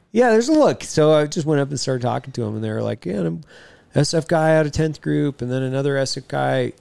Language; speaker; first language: English; native; English